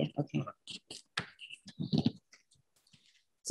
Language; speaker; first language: English; non-native, fluent; Indonesian